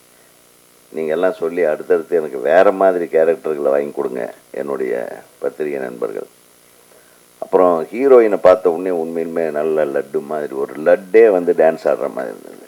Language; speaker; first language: Tamil; native; Tamil